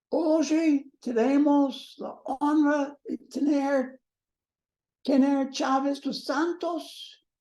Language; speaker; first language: Portuguese; non-native, learner; English